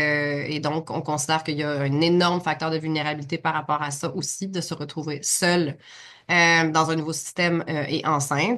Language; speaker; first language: French; native; French